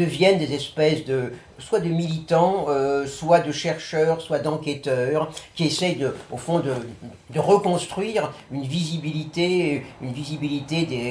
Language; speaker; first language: French; native; French